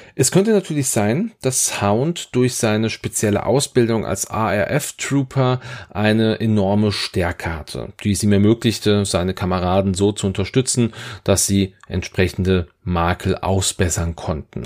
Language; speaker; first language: German; native; German